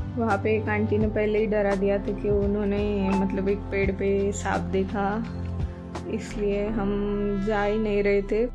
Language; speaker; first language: Hindi; non-native, local second language; Marathi